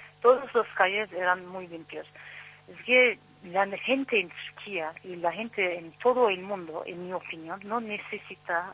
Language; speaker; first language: Spanish; non-native, learner; Turkish